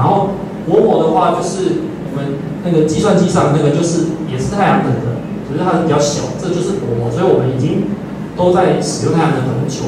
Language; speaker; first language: Chinese; native; Chinese